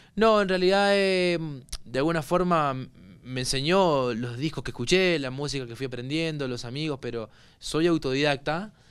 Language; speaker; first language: Spanish; native; Spanish